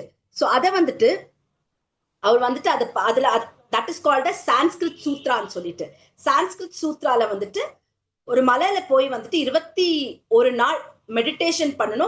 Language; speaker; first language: Tamil; native; Tamil